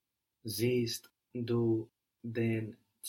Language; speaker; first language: German; non-native, learner; English